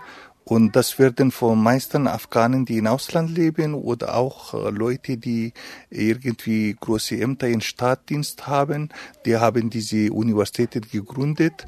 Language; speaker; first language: German; non-native, fluent; Pashto